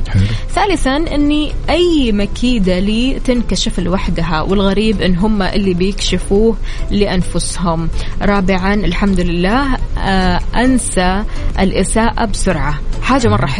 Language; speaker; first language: Arabic; native; Arabic